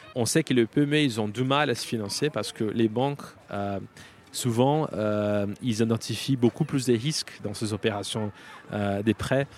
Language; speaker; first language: French; non-native, fluent; Portuguese